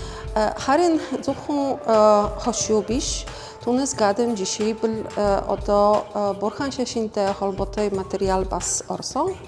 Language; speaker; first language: Mongolian; non-native, fluent; Polish